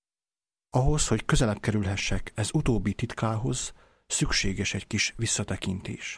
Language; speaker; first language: Hungarian; native; Hungarian